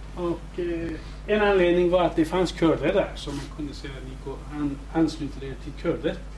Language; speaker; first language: Swedish; non-native, fluent; Kurdish